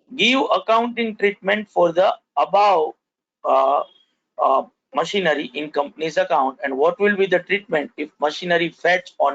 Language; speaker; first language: English; non-native, local second language; Gujarati